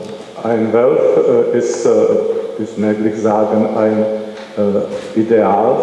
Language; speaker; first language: German; non-native, learner; Czech